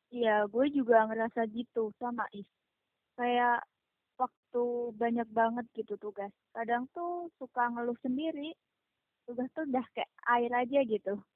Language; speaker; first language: Indonesian; native; Indonesian